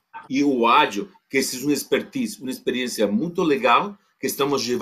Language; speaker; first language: Portuguese; non-native, fluent; Spanish